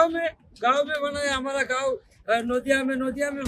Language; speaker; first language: Hindi; non-native, local second language; Bangla